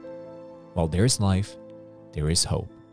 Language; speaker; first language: English; native; English